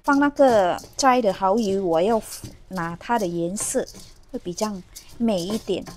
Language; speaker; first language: Chinese; non-native, learner; Indonesian